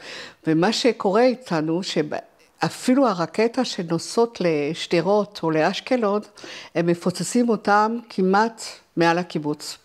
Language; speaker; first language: Hebrew; non-native, fluent; French